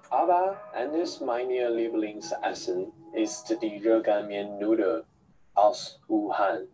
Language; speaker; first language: German; non-native, learner; Chinese